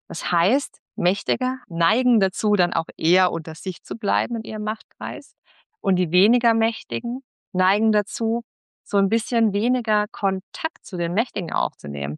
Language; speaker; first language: German; native; German